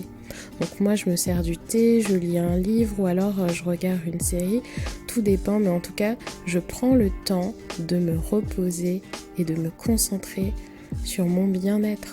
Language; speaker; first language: French; native; French